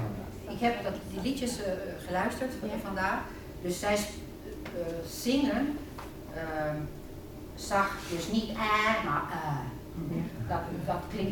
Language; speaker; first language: Dutch; non-native, fluent; Finnish